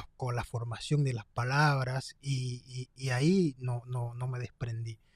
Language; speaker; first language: Spanish; non-native, fluent; Haitian Creole